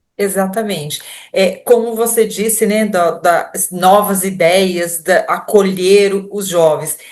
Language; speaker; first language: Portuguese; native; Portuguese